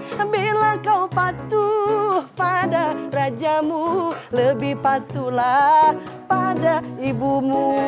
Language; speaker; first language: Indonesian; native; Indonesian